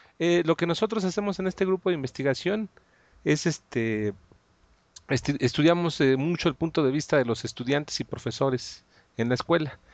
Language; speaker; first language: Spanish; native; Spanish